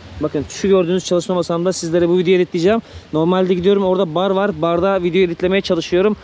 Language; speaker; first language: Turkish; native; Turkish